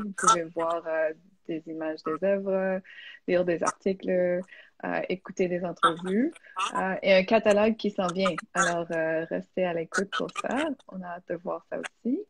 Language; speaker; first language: French; non-native, fluent; English